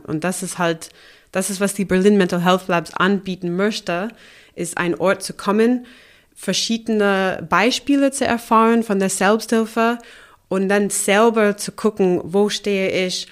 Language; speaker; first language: German; non-native, fluent; English